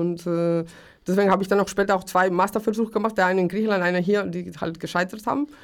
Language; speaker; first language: German; early bilingual, other home language; Greek